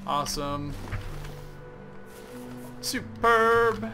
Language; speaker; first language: English; native; English